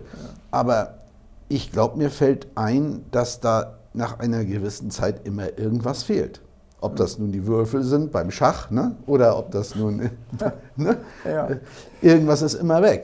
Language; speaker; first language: German; native; German